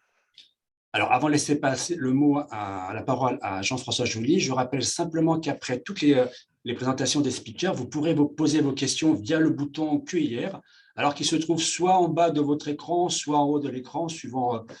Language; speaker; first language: French; native; French